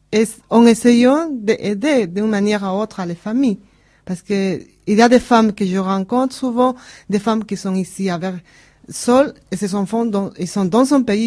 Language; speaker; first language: French; non-native, learner; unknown